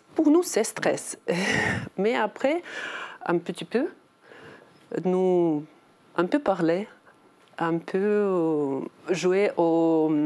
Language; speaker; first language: French; non-native, learner; Ukrainian